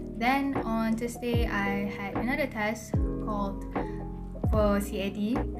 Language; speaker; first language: English; non-native, local second language; Malay